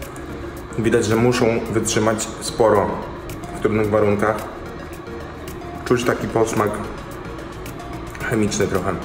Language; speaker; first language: Polish; native; Polish